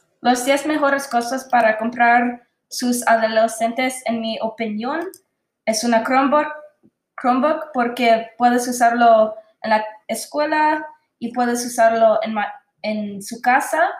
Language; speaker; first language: Spanish; non-native, learner; English